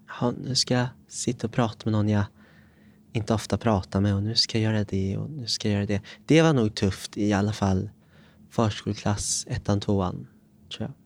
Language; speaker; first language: Swedish; native; Swedish